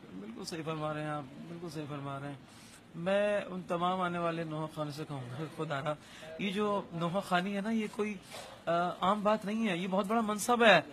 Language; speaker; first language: Urdu; native; Urdu